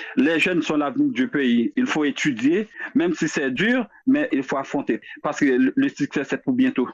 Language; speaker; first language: French; non-native, local second language; Haitian Creole